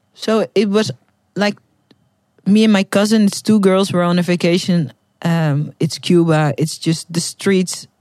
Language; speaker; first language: English; non-native, fluent; Dutch